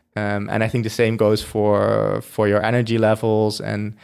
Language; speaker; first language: English; non-native, fluent; Dutch